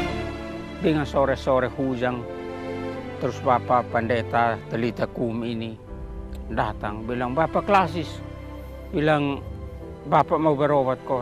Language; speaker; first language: Indonesian; non-native, local second language; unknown